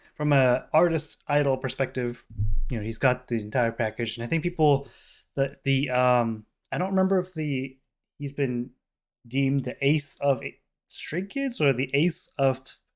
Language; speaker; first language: English; native; English